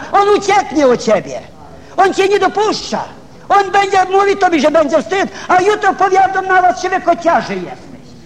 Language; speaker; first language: Polish; non-native, fluent; Ukrainian